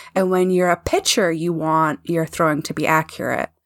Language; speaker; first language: English; native; English